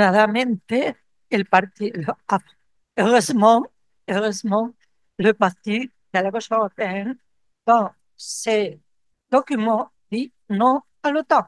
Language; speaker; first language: French; non-native, fluent; Spanish